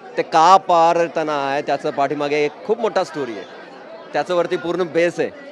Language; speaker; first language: Marathi; non-native, local second language; Malayalam